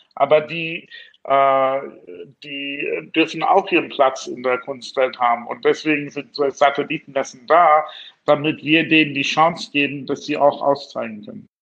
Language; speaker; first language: German; non-native, fluent; English